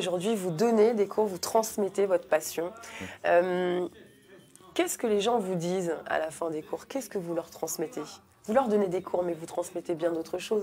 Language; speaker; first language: French; native; French